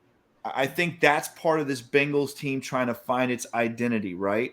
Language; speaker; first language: English; native; English